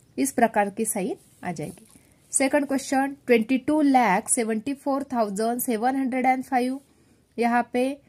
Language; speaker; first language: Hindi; non-native, local second language; Marathi